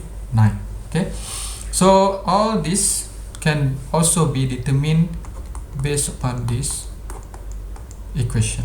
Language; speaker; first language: English; non-native, local second language; Malay